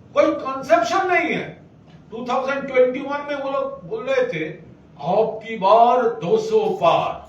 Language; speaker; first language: Hindi; non-native, local second language; Bangla